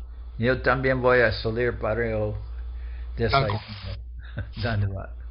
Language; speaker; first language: Spanish; non-native, fluent; English